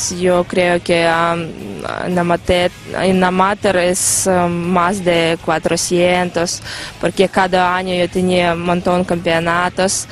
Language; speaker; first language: Spanish; non-native, learner; Russian